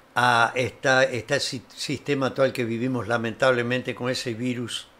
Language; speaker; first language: Portuguese; non-native, fluent; Spanish